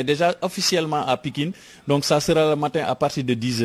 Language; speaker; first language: French; non-native, local second language; Wolof